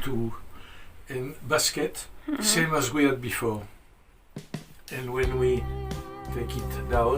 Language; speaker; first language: English; non-native, fluent; French